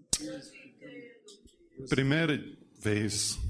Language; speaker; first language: Portuguese; non-native, learner; English